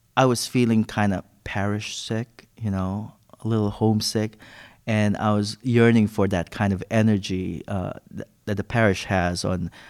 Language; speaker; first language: English; non-native, local second language; Filipino